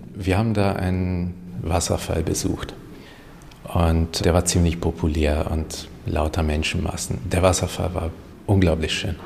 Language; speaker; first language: German; non-native, fluent; Hungarian